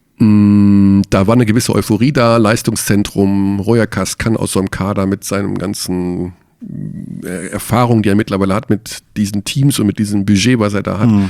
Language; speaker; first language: German; native; German